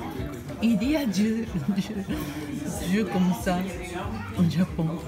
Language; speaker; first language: French; non-native, learner; Japanese